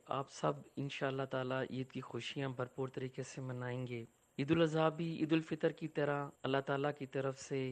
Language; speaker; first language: Urdu; non-native, local second language; Punjabi